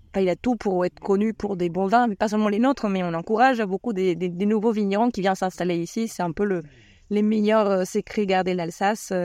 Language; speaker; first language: French; non-native, fluent; Spanish